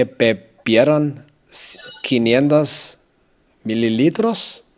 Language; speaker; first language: Spanish; non-native, learner; Danish